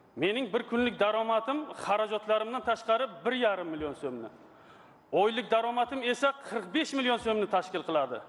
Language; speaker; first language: Uzbek; native; Uzbek